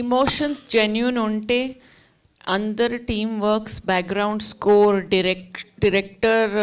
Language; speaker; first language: Telugu; non-native, learner; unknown